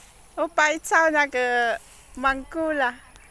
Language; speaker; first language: Chinese; non-native, learner; Filipino